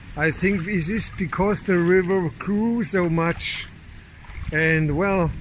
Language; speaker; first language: English; non-native, fluent; German